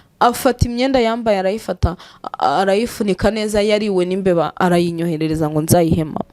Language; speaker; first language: Kinyarwanda; native; Kinyarwanda